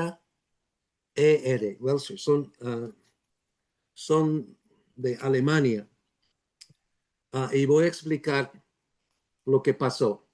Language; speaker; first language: Spanish; non-native, fluent; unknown